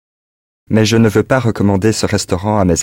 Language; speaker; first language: French; non-native, learner; English